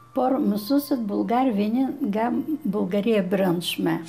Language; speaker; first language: Albanian; early bilingual, other home language; Bulgarian